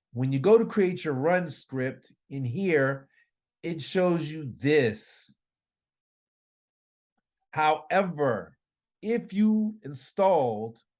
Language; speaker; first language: English; native; English